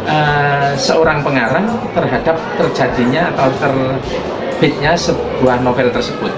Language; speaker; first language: Indonesian; native; Indonesian